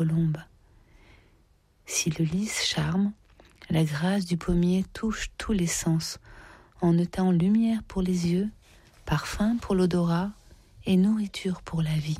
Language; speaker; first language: French; native; French